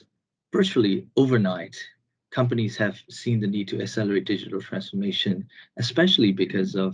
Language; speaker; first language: English; non-native, fluent; Burmese